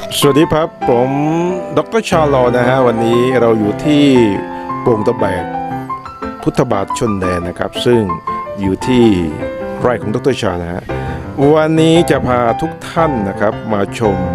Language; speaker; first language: Thai; native; Thai